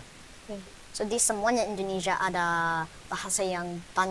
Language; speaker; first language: Indonesian; non-native, learner; English